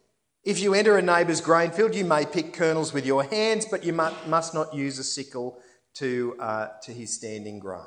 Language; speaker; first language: English; native; English